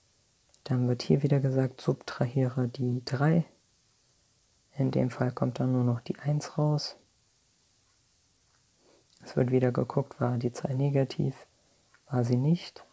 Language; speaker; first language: German; native; German